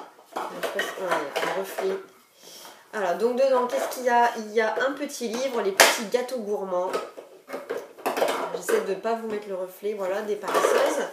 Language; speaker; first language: French; native; French